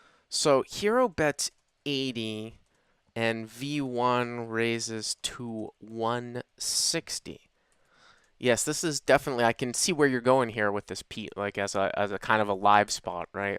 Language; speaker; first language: English; native; English